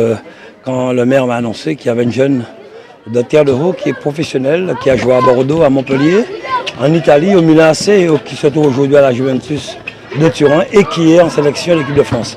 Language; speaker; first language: French; native; French